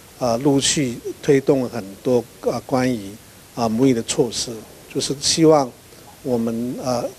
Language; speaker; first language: Chinese; non-native, local second language; Amis